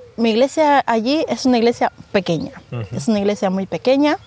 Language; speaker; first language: Spanish; native; Spanish